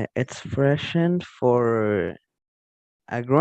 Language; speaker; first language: English; non-native, learner; Spanish